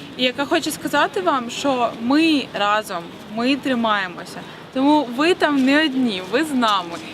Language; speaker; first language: Ukrainian; native; Ukrainian